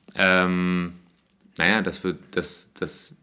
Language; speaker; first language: German; non-native, fluent; Arabic